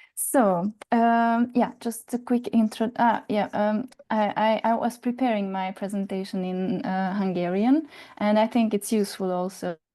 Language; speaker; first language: English; non-native, fluent; Hungarian